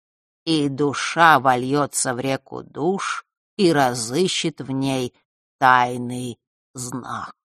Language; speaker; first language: Russian; native; Russian